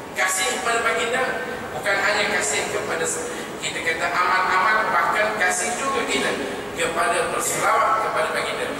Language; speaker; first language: Malay; native; Malay